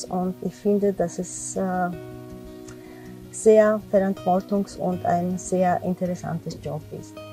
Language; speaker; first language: German; non-native, fluent; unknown